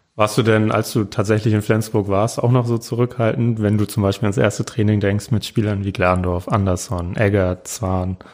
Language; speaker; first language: German; native; German